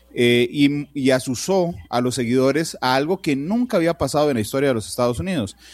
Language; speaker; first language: Spanish; native; Spanish